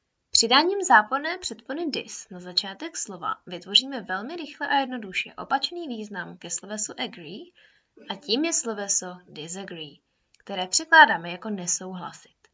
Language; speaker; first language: Czech; native; Czech